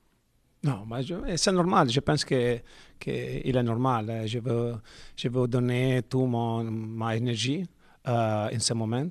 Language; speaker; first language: French; non-native, learner; Italian